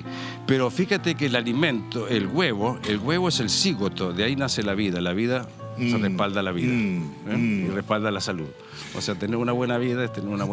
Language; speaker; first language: Spanish; native; Spanish